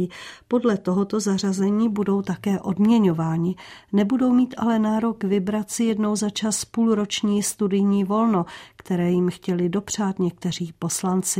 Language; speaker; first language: Czech; native; Czech